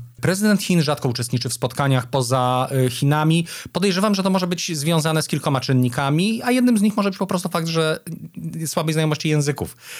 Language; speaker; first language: Polish; native; Polish